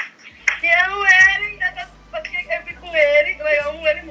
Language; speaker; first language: Portuguese; native; Portuguese